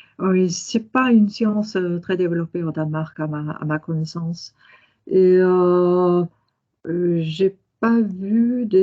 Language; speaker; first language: French; non-native, fluent; Norwegian